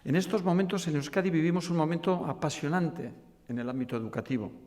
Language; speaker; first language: Spanish; non-native, local second language; Basque